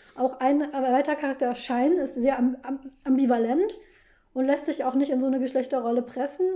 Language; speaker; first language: German; native; German